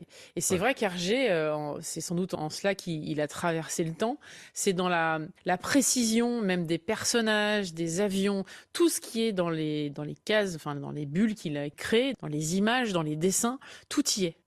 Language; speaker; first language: French; native; French